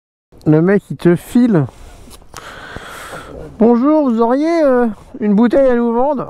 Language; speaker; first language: French; native; French